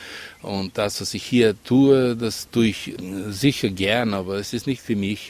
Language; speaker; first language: German; non-native, fluent; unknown